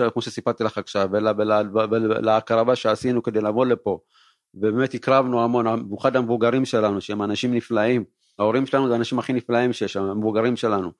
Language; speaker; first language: Hebrew; early bilingual, other home language; Amharic